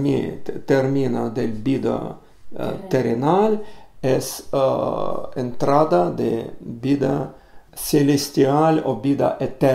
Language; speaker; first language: Spanish; non-native, learner; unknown